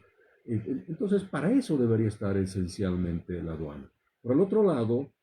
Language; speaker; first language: Spanish; native; Spanish